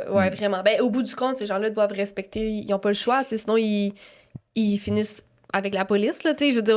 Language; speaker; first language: French; native; French